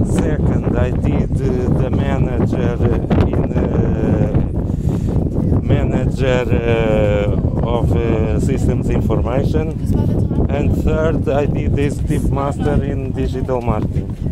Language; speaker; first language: English; non-native, learner; Portuguese